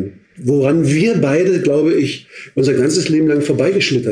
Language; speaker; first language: German; native; German